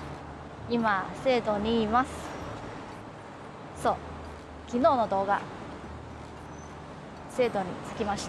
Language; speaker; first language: Japanese; non-native, fluent; Chinese